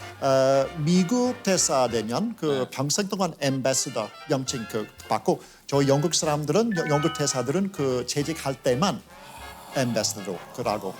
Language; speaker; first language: Korean; non-native, fluent; English